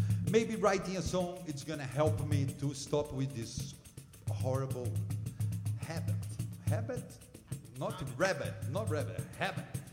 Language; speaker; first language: English; non-native, learner; Portuguese